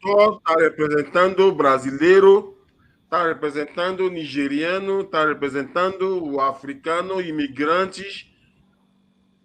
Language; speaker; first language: Portuguese; non-native, fluent; Yoruba